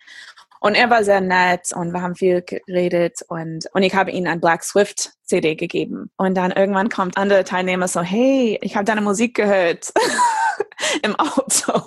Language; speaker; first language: German; non-native, fluent; English